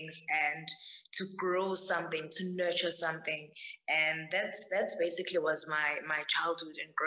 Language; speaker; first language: English; non-native, local second language; Zulu